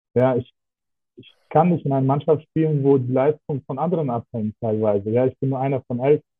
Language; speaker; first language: German; non-native, fluent; Russian